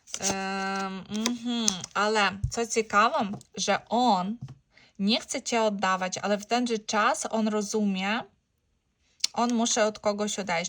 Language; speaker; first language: Polish; non-native, learner; Ukrainian